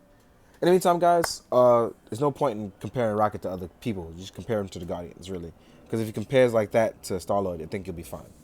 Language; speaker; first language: English; native; English